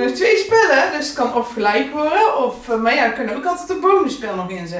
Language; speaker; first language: Dutch; native; Dutch